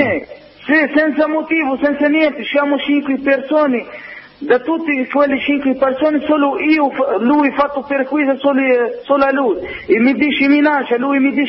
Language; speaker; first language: Italian; non-native, learner; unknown